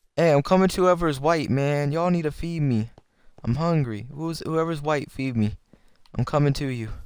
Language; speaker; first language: English; native; English